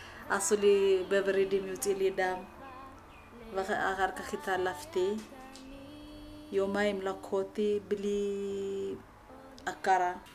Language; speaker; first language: Hebrew; non-native, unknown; Amharic